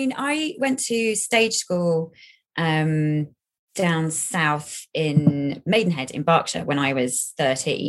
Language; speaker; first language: English; native; English